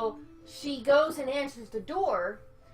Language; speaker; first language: English; native; English